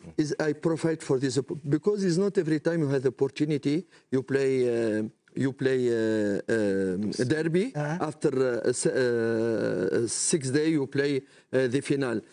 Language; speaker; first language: English; non-native, learner; French